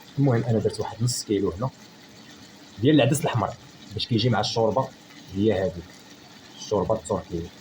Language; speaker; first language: Arabic; native; Arabic